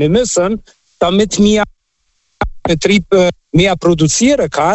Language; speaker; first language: German; non-native, fluent; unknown